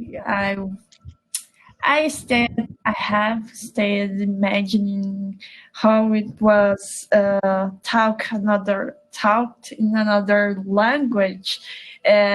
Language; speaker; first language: English; non-native, learner; Portuguese